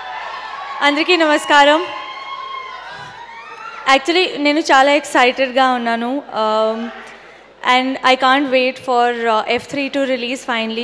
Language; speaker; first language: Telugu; non-native, local second language; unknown